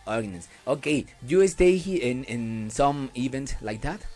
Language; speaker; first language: English; non-native, learner; Spanish